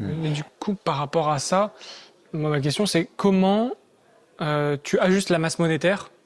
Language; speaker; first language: French; native; French